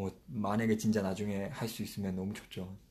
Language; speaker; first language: Korean; non-native, fluent; Chinese